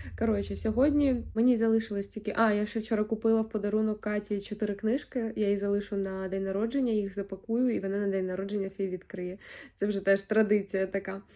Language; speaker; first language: Ukrainian; native; Ukrainian